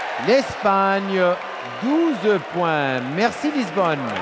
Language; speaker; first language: French; non-native, learner; Turkish